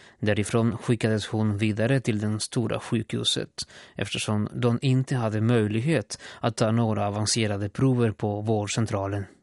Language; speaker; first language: Swedish; non-native, fluent; Spanish